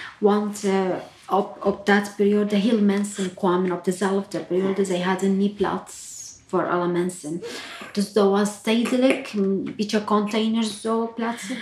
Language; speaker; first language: Dutch; non-native, learner; Arabic